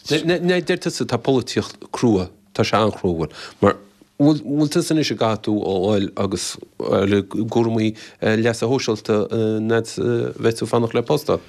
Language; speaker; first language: Irish; native; Irish